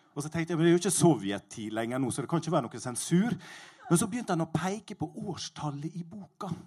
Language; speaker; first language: Norwegian; native; Norwegian